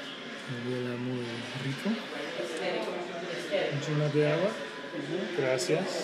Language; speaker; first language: Spanish; non-native, fluent; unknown